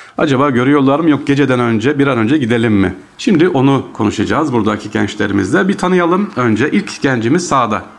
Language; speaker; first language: Turkish; native; Turkish